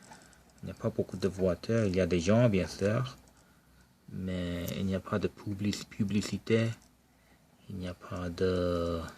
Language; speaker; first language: French; non-native, local second language; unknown